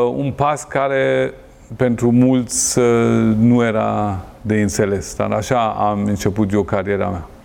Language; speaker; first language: Romanian; non-native, fluent; German